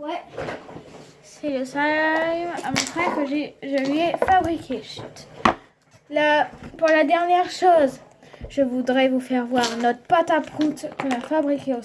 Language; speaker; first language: French; native; French